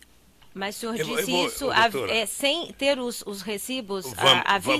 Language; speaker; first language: Portuguese; native; Portuguese